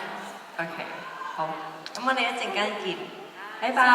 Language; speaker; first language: Cantonese; early bilingual, heritage; Cantonese